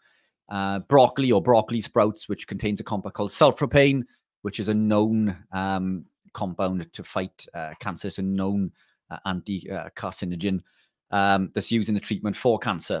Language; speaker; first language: English; native; English